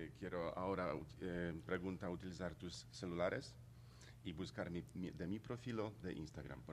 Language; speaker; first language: Spanish; non-native, learner; Polish